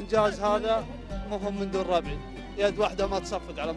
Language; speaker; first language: Arabic; native; Arabic